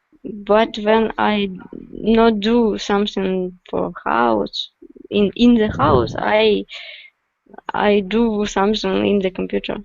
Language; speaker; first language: English; non-native, learner; Russian